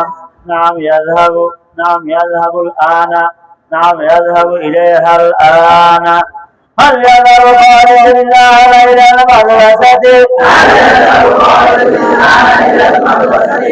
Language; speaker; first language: Arabic; non-native, fluent; Bangla